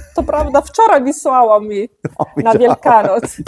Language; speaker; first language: Polish; non-native, fluent; Italian